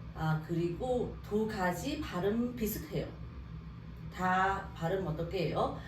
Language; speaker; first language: Korean; non-native, learner; Vietnamese